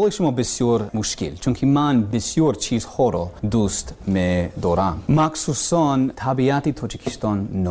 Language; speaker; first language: Persian; non-native, learner; English